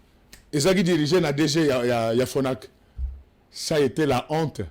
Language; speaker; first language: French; non-native, local second language; Lingala